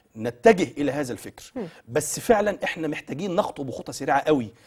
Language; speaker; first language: Arabic; native; Arabic